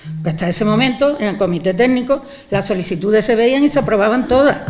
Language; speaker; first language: Spanish; native; Spanish